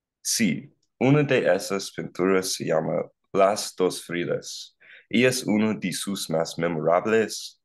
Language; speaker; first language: Spanish; non-native, learner; English